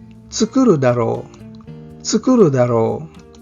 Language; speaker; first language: Japanese; non-native, fluent; English